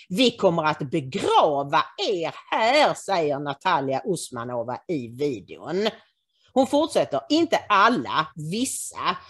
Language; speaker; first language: Swedish; native; Swedish